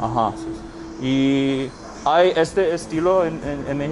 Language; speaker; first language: Spanish; non-native, learner; English